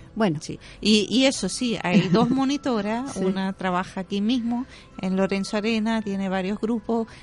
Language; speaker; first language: Spanish; non-native, fluent; German